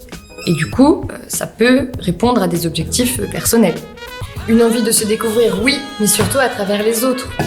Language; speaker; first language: French; native; French